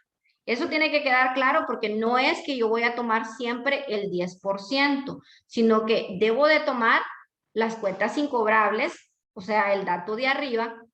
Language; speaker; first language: Spanish; native; Spanish